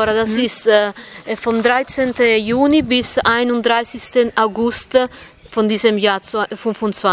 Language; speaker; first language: German; non-native, fluent; Italian